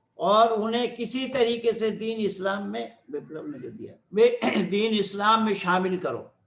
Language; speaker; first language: Hindi; non-native, local second language; Bangla